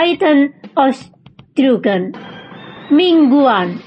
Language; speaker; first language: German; non-native, fluent; Indonesian